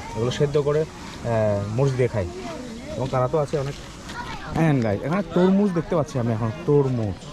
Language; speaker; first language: Bangla; non-native, local second language; Chakma